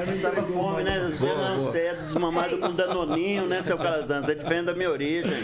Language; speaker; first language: Portuguese; native; Portuguese